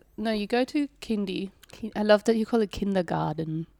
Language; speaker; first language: English; non-native, fluent; German